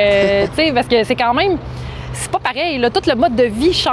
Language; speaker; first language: French; native; French